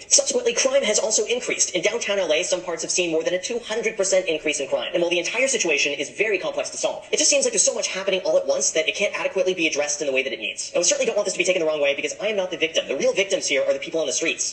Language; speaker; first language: English; native; English